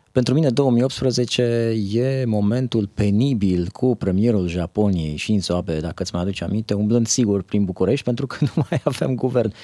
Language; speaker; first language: Romanian; native; Romanian